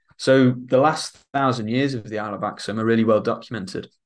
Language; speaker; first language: English; native; English